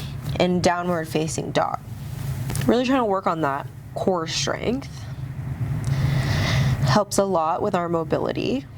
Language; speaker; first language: English; native; English